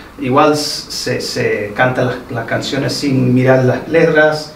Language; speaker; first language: Spanish; early bilingual, heritage; Spanish